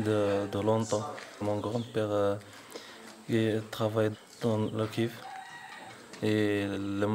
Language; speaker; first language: French; non-native, learner; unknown